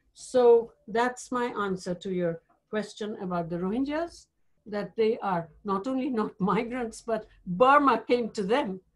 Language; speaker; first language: English; non-native, local second language; Bangla